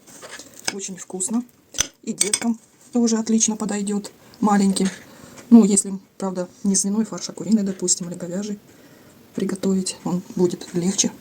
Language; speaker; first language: Russian; native; Russian